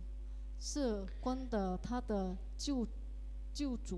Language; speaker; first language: Chinese; early bilingual, heritage; Indonesian